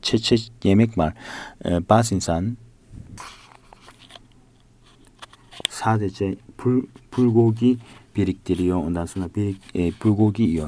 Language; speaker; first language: Turkish; non-native, learner; Korean